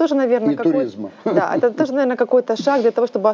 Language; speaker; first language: Russian; native; Russian